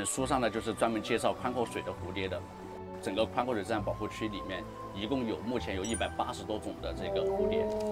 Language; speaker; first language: Chinese; native; Chinese